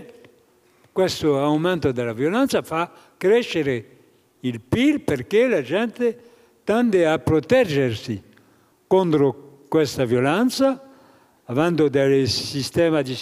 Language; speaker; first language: Italian; non-native, fluent; French